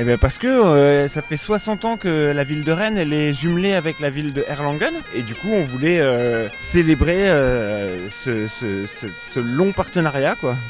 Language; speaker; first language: French; native; French